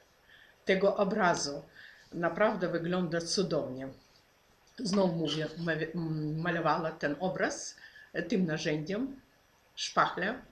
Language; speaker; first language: Polish; non-native, fluent; Ukrainian